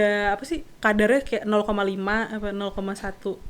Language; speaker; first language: Indonesian; native; Indonesian